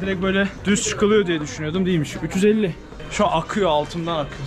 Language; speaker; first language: Turkish; native; Turkish